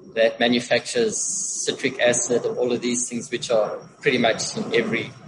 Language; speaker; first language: English; native; English